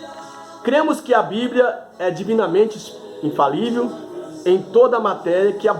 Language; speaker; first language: Portuguese; native; Portuguese